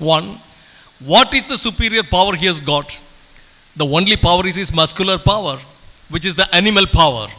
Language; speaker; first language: English; non-native, local second language; Tamil